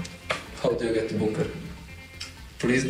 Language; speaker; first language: English; non-native, fluent; Slovenian